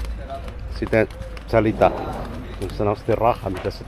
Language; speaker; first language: Finnish; non-native, learner; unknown